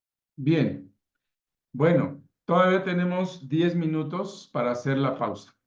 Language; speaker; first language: Spanish; native; Spanish